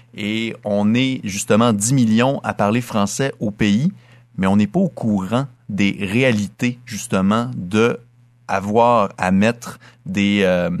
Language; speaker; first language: French; native; French